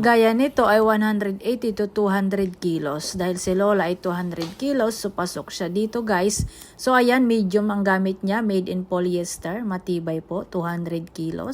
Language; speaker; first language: Filipino; native; Filipino